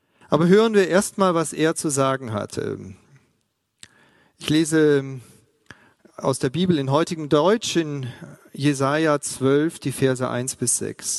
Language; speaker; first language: German; native; German